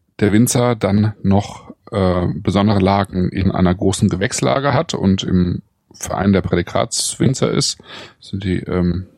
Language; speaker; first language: German; native; German